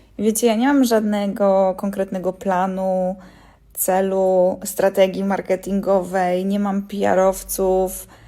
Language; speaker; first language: Polish; early bilingual, heritage; Polish